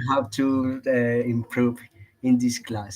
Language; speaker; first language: English; non-native, learner; Spanish